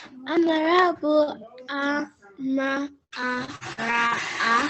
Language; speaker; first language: Igbo; early bilingual, heritage; English